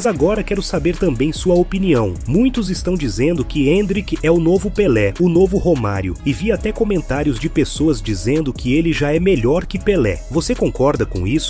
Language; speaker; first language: Portuguese; native; Portuguese